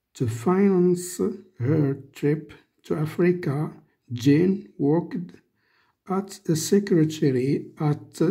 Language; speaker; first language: English; non-native, fluent; Arabic